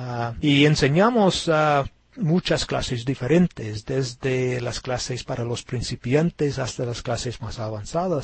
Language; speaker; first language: Spanish; non-native, fluent; English